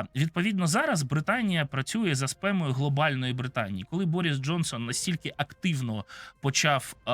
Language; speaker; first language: Ukrainian; non-native, local second language; Russian